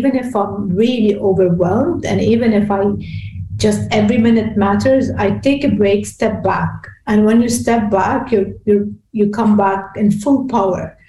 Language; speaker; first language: English; non-native, fluent; Arabic